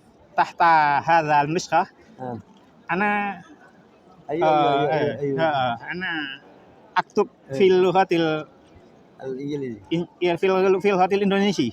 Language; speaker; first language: Arabic; non-native, learner; Indonesian